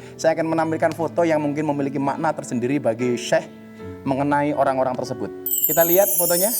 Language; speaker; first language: Indonesian; native; Indonesian